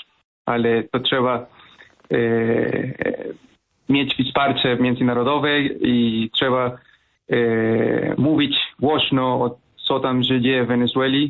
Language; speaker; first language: Polish; non-native, fluent; Spanish